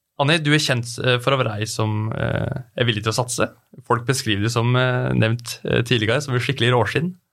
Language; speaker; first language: Norwegian; native; Norwegian